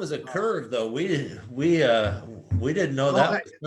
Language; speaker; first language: English; native; English